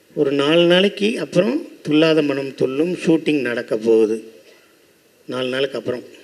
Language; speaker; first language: Tamil; native; Tamil